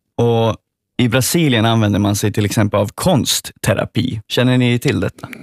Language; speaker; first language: Swedish; native; Swedish